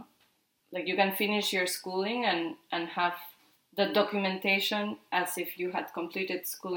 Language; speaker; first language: English; non-native, fluent; Spanish